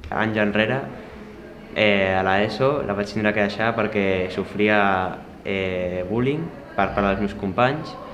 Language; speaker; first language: Catalan; non-native, local second language; Spanish